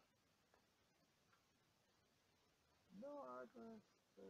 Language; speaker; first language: Polish; non-native, learner; Croatian